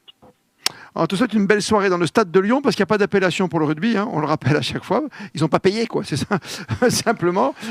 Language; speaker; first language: French; native; French